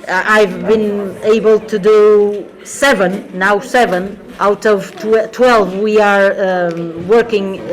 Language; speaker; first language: English; non-native, fluent; Portuguese